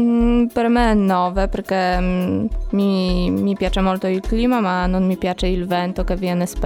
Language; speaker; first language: Italian; non-native, learner; Polish